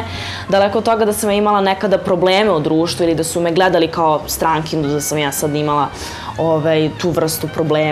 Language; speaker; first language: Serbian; early bilingual, heritage; Serbian